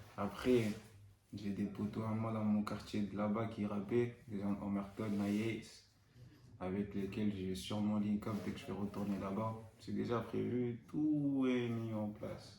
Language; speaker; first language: French; non-native, fluent; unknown